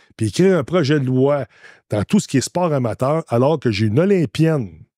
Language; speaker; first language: French; native; French